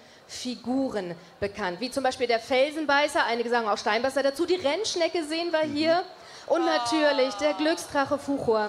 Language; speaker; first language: German; native; German